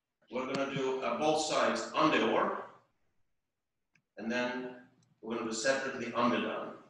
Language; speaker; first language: English; non-native, fluent; Estonian